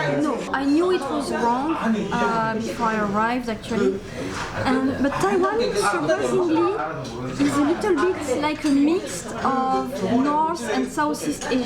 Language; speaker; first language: English; non-native, fluent; French